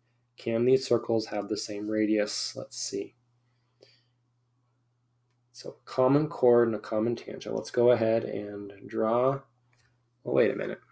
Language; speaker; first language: English; native; English